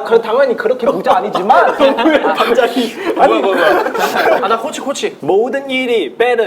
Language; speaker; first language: Korean; non-native, local second language; Chinese